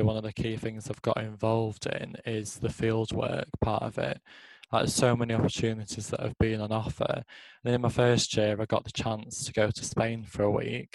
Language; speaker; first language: English; native; English